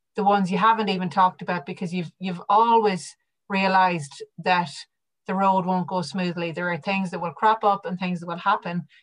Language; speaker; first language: English; native; English